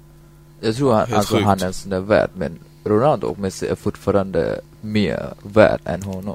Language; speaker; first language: Swedish; non-native, fluent; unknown